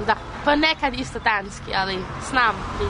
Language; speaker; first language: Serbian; early bilingual, heritage; Bosnian